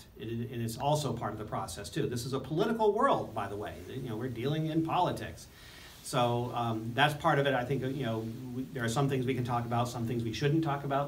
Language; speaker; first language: English; native; English